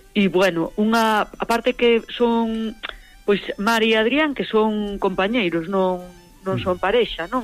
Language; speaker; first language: Galician; native; Galician